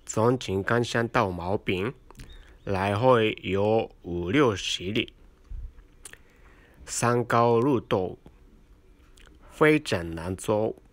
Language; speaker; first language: Chinese; non-native, learner; Japanese